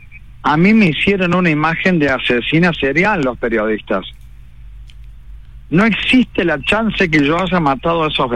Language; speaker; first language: Spanish; native; Spanish